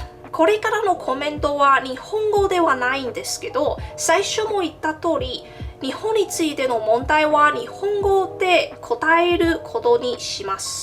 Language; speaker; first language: Japanese; non-native, learner; Min Nan Chinese